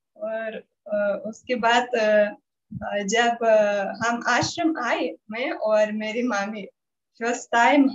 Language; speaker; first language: Hindi; non-native, learner; Russian